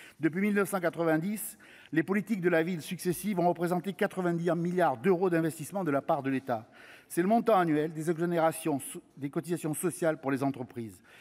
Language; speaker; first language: French; native; French